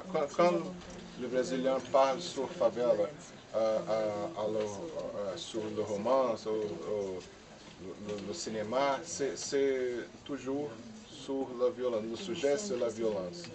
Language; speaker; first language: French; non-native, learner; Portuguese